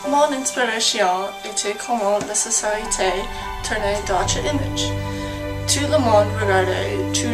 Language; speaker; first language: French; non-native, learner; English